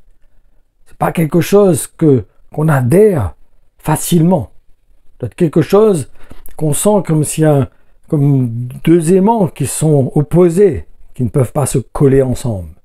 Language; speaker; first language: French; native; French